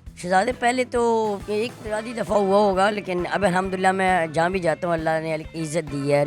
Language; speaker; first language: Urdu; non-native, local second language; Pashto